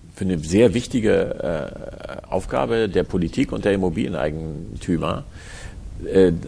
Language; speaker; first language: German; native; German